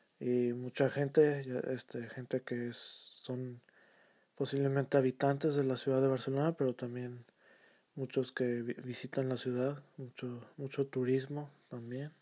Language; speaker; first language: Spanish; early bilingual, heritage; Spanish